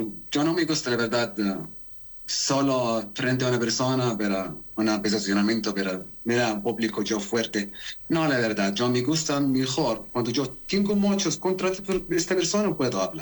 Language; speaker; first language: Spanish; non-native, learner; Arabic